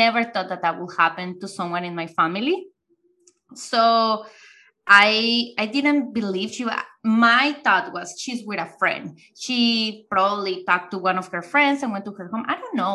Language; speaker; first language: English; non-native, fluent; Spanish